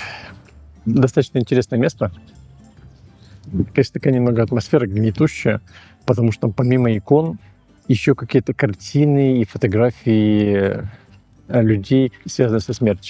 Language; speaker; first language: Russian; native; Russian